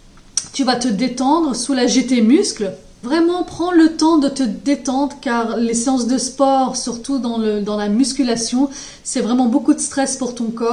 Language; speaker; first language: French; native; French